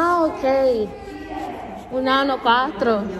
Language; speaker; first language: Italian; non-native, learner; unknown